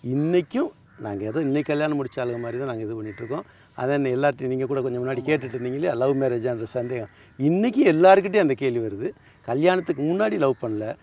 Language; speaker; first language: Tamil; native; Tamil